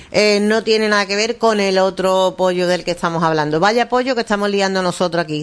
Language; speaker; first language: Spanish; native; Spanish